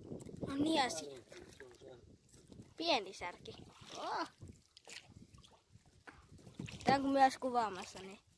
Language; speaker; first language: Finnish; native; Finnish